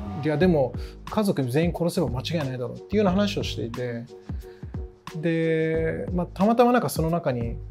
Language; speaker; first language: Japanese; early bilingual, other home language; English